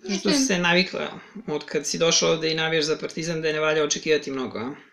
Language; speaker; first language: Serbian; native; Serbian